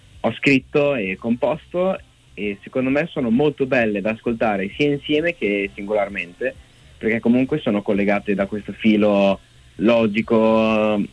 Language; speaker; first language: Italian; native; Italian